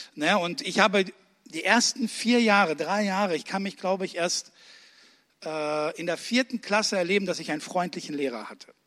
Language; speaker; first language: German; early bilingual, other home language; Russian